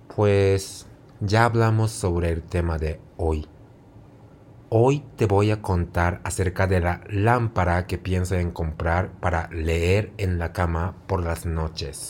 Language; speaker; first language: Spanish; non-native, fluent; Japanese